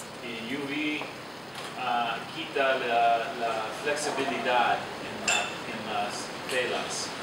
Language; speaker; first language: Spanish; non-native, learner; English